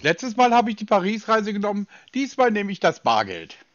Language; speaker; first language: German; native; German